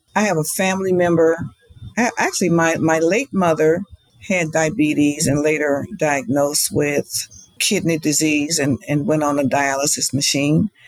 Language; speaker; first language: English; native; English